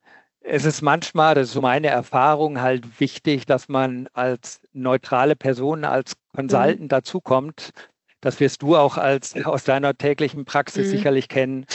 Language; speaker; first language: German; native; German